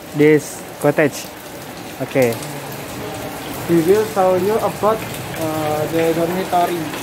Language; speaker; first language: English; non-native, learner; Indonesian